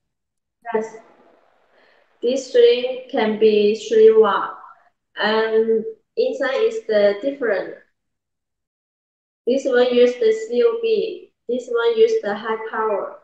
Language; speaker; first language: English; non-native, learner; Chinese